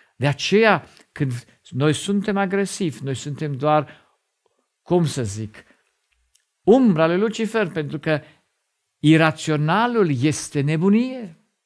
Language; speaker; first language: Romanian; non-native, fluent; German